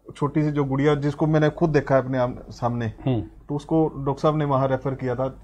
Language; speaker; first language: Hindi; native; Hindi